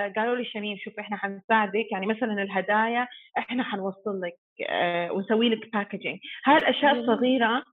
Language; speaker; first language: Arabic; non-native, fluent; English